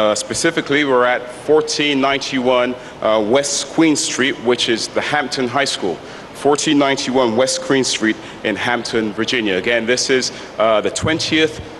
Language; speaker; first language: English; native; English